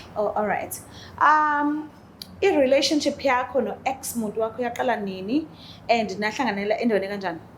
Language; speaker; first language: Zulu; native; Zulu